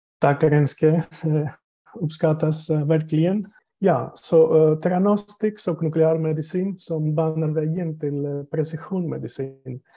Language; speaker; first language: Swedish; non-native, fluent; Greek